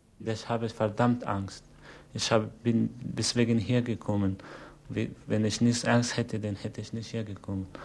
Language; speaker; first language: German; non-native, learner; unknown